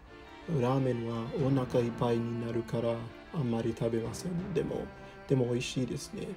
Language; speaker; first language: Japanese; non-native, learner; English